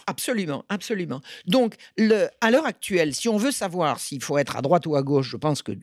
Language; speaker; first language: French; native; French